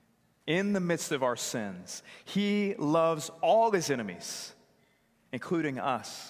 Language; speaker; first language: English; native; English